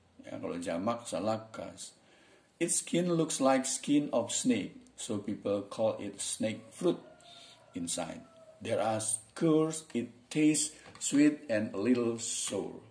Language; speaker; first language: English; non-native, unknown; Indonesian